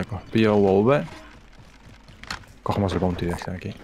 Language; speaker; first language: Spanish; native; Spanish